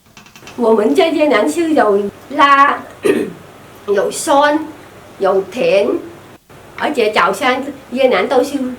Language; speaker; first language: Chinese; non-native, learner; Vietnamese